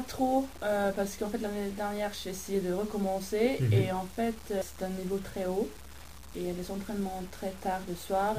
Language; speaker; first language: French; non-native, fluent; Swedish